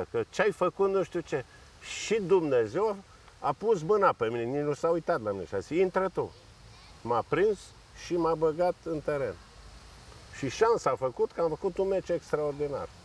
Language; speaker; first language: Romanian; native; Romanian